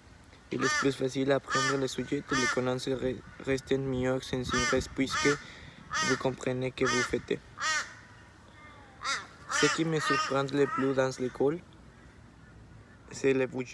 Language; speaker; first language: French; non-native, learner; Spanish